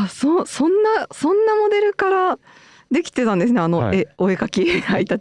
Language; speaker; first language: Japanese; native; Japanese